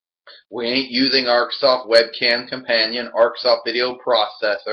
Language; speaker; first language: English; native; English